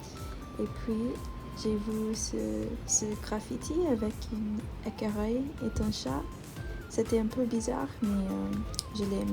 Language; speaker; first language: French; non-native, learner; English